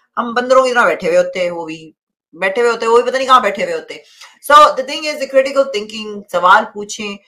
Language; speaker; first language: Hindi; native; Hindi